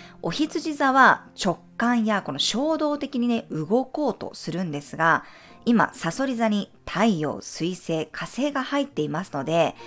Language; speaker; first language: Japanese; native; Japanese